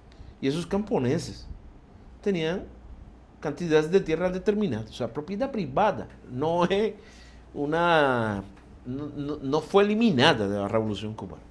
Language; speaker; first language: Portuguese; non-native, fluent; Spanish